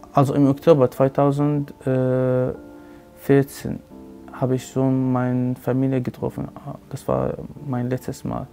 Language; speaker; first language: German; non-native, fluent; Arabic